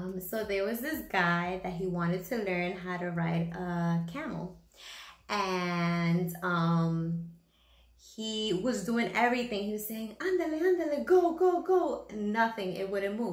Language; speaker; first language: English; early bilingual, other home language; Spanish